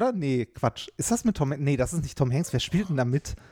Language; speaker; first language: German; native; German